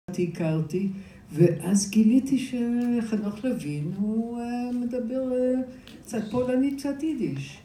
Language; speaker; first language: Hebrew; non-native, fluent; English